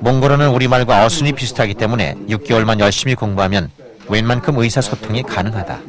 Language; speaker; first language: Korean; native; Korean